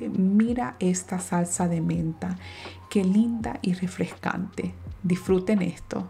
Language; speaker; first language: Spanish; non-native, fluent; English